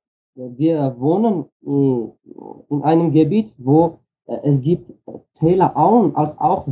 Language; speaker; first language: German; non-native, fluent; Armenian